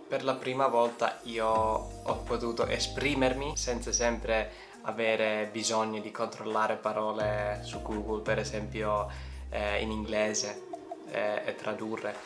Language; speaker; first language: Italian; non-native, learner; Finnish